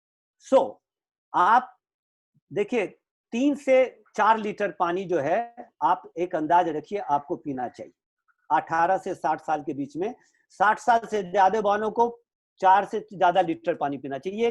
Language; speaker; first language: Hindi; native; Hindi